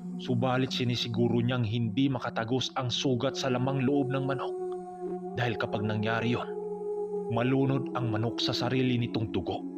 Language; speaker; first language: Filipino; non-native, local second language; Cebuano